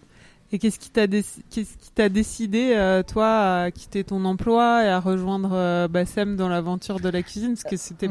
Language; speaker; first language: French; native; French